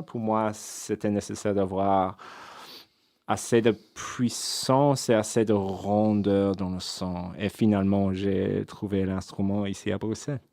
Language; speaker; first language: French; non-native, fluent; English